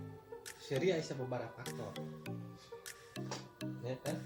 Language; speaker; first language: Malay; non-native, local second language; Sundanese